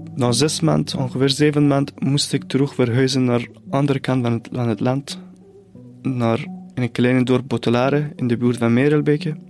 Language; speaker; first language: Dutch; non-native, fluent; Persian